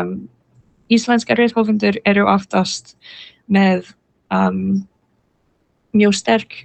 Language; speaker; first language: Icelandic; non-native, learner; English